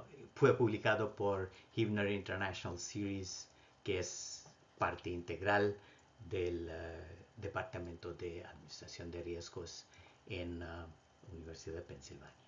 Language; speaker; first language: Spanish; non-native, fluent; Bangla